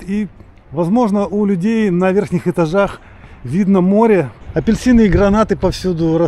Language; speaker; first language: Russian; native; Russian